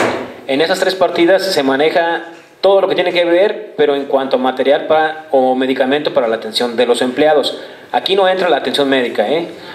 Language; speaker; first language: Spanish; native; Spanish